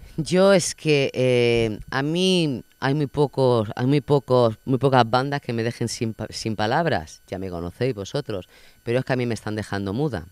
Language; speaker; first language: Spanish; non-native, local second language; Catalan